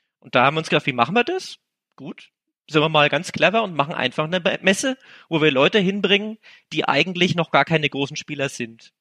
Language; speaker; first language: German; native; German